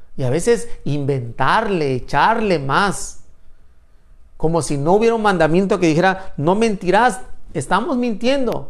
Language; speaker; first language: Spanish; native; Spanish